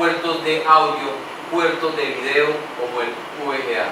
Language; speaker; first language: Spanish; native; Spanish